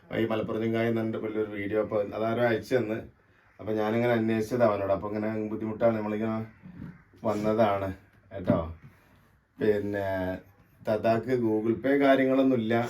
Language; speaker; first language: Malayalam; native; Malayalam